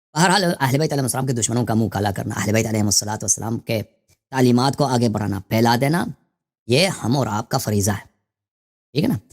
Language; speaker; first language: Urdu; native; Urdu